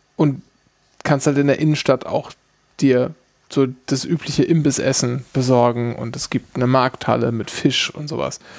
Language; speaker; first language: German; native; German